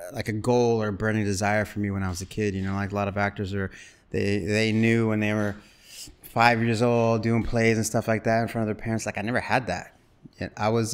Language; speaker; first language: English; native; English